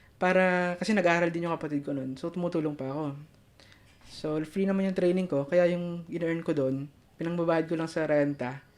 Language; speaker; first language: Filipino; non-native, local second language; Hiligaynon